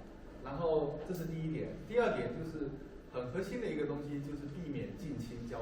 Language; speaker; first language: Chinese; native; Chinese